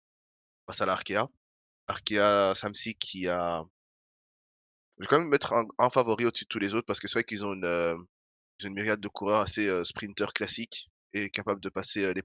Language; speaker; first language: French; native; French